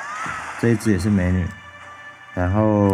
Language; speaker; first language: Chinese; native; Chinese